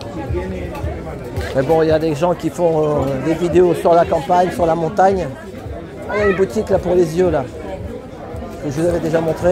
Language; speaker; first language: French; native; French